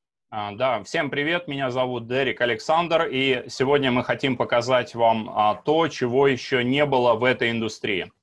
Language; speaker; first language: Russian; native; Russian